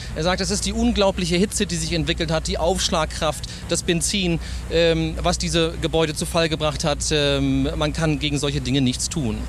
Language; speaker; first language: German; native; German